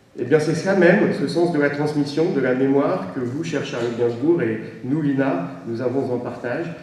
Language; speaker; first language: French; native; French